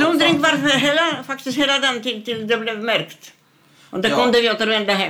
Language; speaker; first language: Swedish; non-native, fluent; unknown